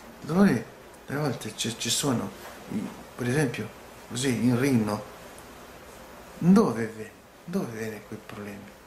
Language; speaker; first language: Italian; non-native, learner; Portuguese